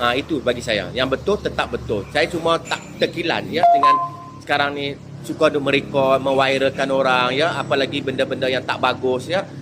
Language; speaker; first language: Malay; native; Malay